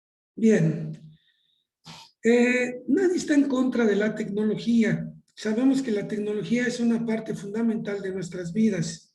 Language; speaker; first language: Spanish; native; Spanish